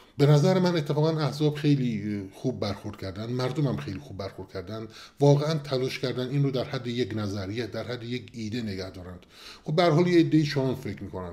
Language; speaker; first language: Persian; non-native, local second language; Kurdish